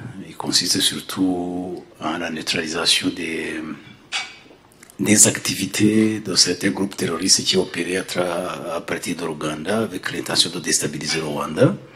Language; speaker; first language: French; non-native, local second language; Kinyarwanda